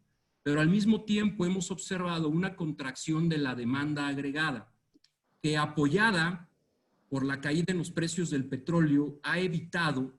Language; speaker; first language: Spanish; native; Spanish